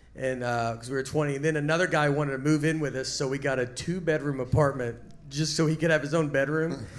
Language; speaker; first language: English; native; English